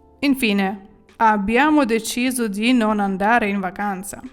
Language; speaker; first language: Italian; non-native, fluent; Ukrainian